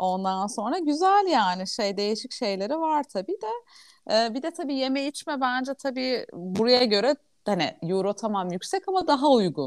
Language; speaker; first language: Turkish; native; Turkish